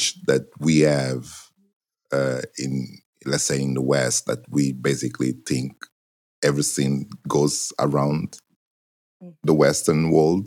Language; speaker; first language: English; non-native, fluent; Portuguese